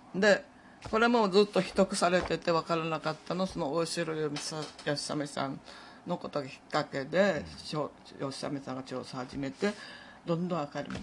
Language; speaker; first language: Japanese; native; Japanese